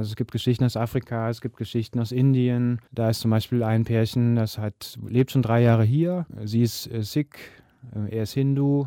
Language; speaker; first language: German; native; German